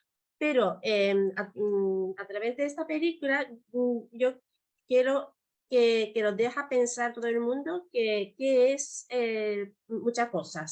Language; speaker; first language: Spanish; non-native, learner; Japanese